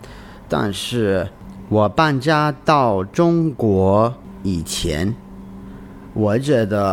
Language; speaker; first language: Chinese; non-native, learner; English